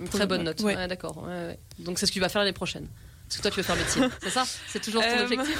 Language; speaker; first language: French; native; French